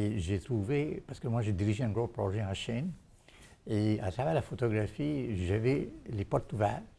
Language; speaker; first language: French; non-native, fluent; Bangla